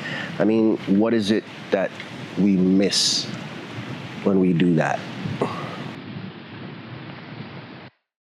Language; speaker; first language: English; native; English